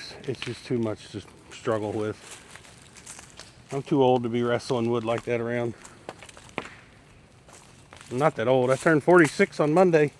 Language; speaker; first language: English; native; English